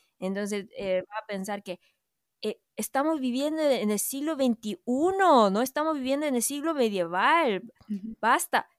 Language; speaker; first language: Spanish; non-native, fluent; Korean